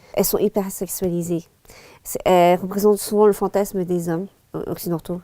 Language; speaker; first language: French; early bilingual, other home language; Chinese